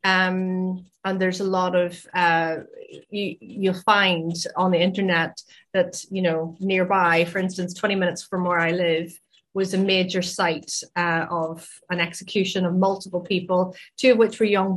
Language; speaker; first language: English; native; English